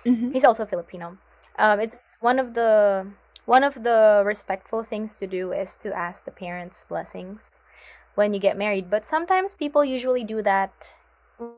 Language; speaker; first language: English; non-native, local second language; Filipino